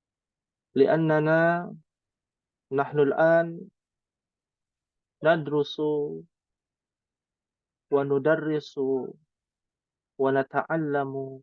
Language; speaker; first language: Arabic; non-native, fluent; Indonesian